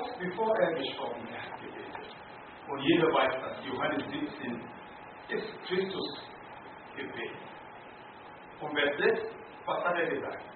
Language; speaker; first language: German; non-native, learner; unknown